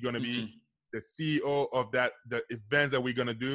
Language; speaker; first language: English; native; English